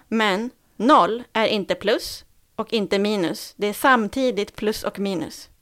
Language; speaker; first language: Swedish; native; Swedish